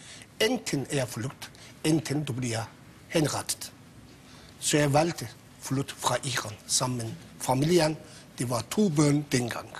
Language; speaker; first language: Danish; non-native, local second language; Persian